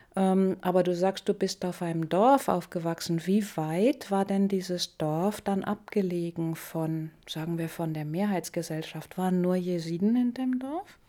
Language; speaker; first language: German; native; German